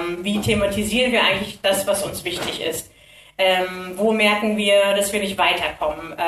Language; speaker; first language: German; early bilingual, other home language; Kurdish